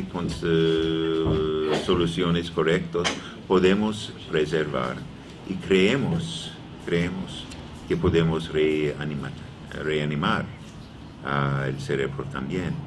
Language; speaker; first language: Spanish; non-native, learner; English